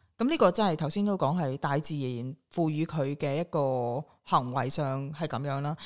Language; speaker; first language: Cantonese; native; Cantonese